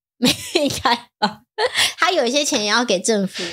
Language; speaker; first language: Chinese; native; Chinese